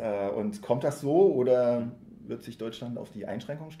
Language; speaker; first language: German; native; German